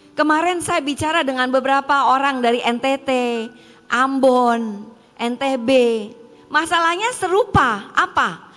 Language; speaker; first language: Indonesian; early bilingual, heritage; Indonesian